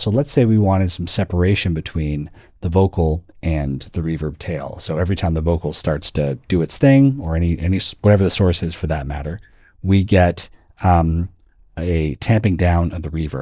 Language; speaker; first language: English; native; English